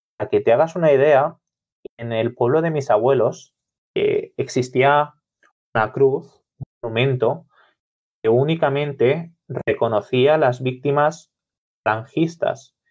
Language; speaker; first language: Spanish; non-native, local second language; Catalan